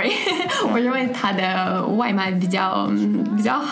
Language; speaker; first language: Chinese; non-native, fluent; Russian